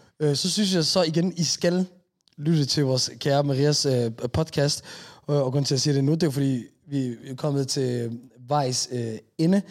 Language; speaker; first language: Danish; native; Danish